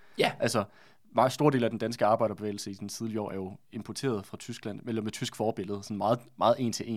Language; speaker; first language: Danish; native; Danish